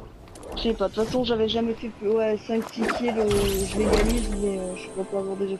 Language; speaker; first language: French; native; French